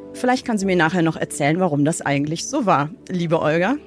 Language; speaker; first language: German; early bilingual, other home language; Russian